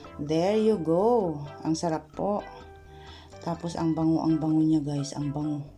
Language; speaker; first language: Filipino; non-native, local second language; Iloko